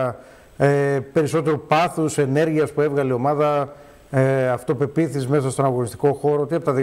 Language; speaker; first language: Greek; native; Greek